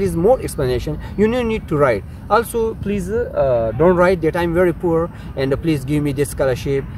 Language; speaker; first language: English; non-native, local second language; Urdu